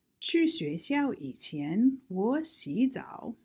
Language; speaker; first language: Chinese; non-native, fluent; English